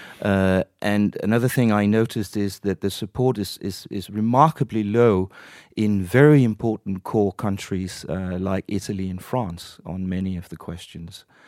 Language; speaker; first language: English; non-native, fluent; Danish